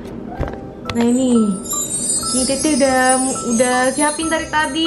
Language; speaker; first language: Indonesian; non-native, fluent; Korean